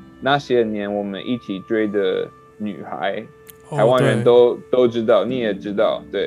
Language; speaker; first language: Chinese; non-native, learner; English